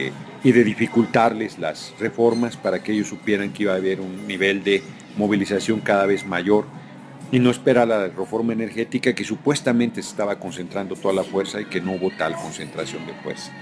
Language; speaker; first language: Spanish; native; Spanish